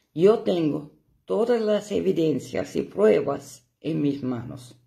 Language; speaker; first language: Spanish; non-native, fluent; German